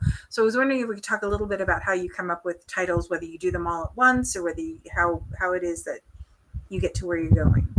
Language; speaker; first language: English; native; English